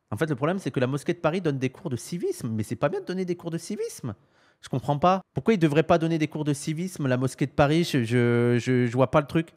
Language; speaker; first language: French; native; French